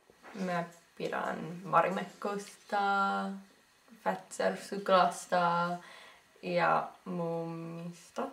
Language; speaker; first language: Finnish; non-native, learner; English